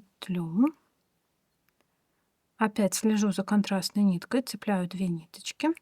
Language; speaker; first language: Russian; native; Russian